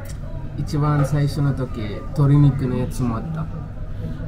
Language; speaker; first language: Japanese; non-native, learner; Kannada